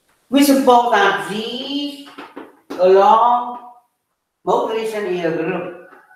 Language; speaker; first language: English; non-native, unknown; Vietnamese